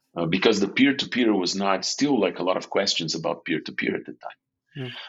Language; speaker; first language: English; non-native, fluent; Portuguese